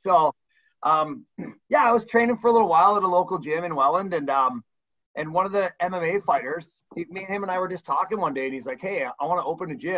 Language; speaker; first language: English; native; English